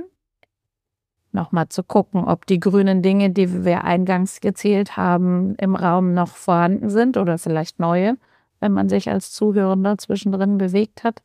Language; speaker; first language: German; native; German